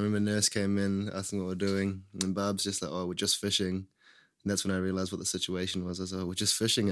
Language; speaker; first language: English; native; English